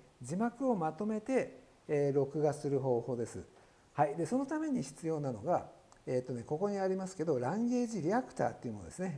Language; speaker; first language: Japanese; native; Japanese